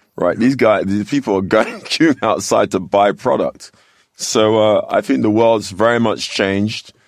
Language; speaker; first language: English; native; English